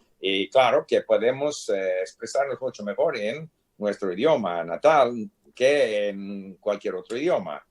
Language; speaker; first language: Spanish; non-native, fluent; English